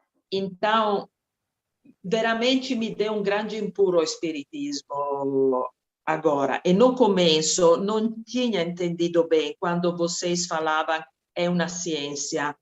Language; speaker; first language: Portuguese; non-native, fluent; Italian